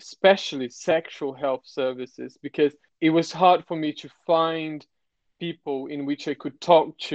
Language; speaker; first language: English; non-native, fluent; Portuguese